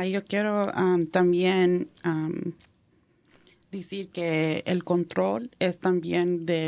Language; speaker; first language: Spanish; early bilingual, heritage; Spanish